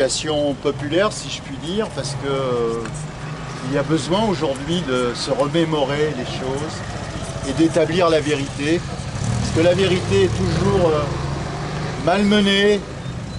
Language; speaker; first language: French; native; French